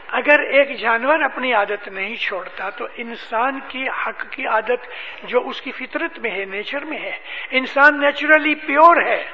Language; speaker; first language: Urdu; non-native, local second language; Gujarati